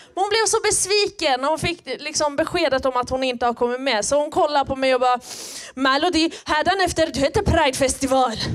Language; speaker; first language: Swedish; early bilingual, other home language; Persian